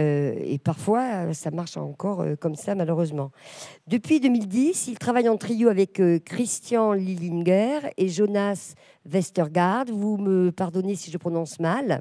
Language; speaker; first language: French; native; French